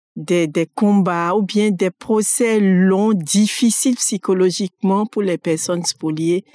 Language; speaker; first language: French; non-native, local second language; Fon